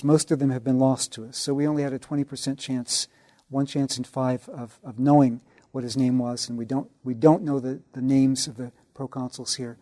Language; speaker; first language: English; native; English